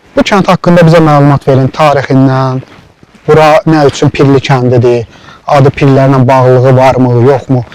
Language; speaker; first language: Azerbaijani; native; Azerbaijani